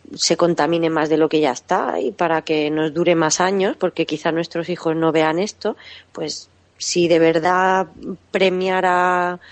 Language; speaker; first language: Spanish; native; Spanish